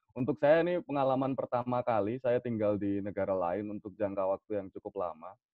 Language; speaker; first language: Indonesian; native; Indonesian